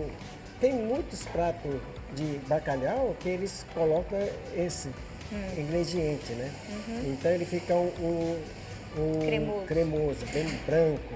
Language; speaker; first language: Portuguese; non-native, fluent; Japanese